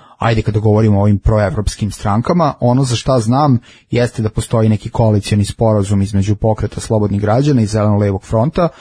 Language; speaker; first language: Serbian; native; Serbian